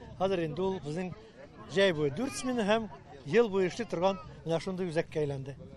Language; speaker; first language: Tatar; native; Tatar